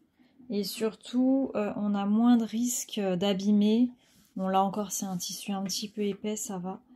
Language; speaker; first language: French; native; French